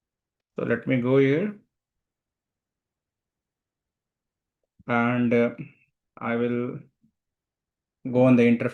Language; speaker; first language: English; non-native, local second language; Hindi